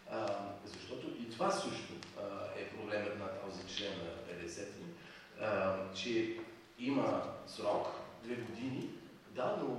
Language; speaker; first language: Bulgarian; non-native, fluent; French